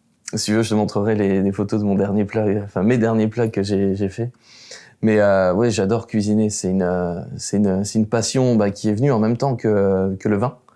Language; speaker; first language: French; native; French